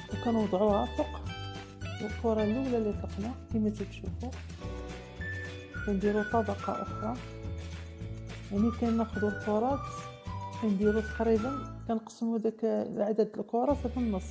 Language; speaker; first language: Arabic; native; Arabic